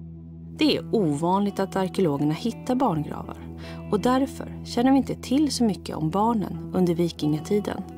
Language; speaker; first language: Swedish; native; Swedish